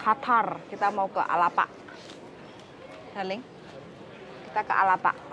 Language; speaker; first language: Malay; non-native, local second language; Javanese